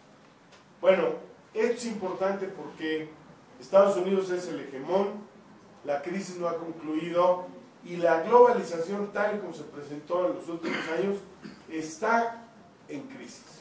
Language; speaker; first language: Spanish; native; Spanish